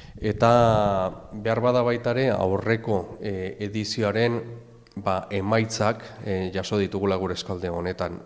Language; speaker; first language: Basque; native; Basque